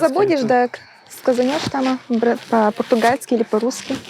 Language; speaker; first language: Russian; non-native, fluent; Portuguese